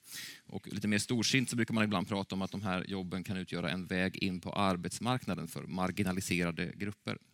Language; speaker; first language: Swedish; native; Swedish